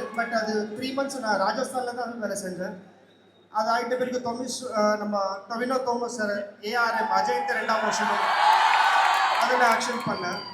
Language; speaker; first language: Tamil; non-native, local second language; Kannada